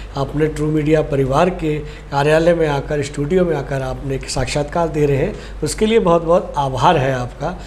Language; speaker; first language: Hindi; native; Hindi